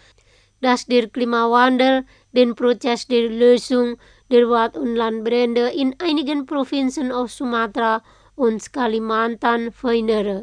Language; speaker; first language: German; non-native, fluent; Indonesian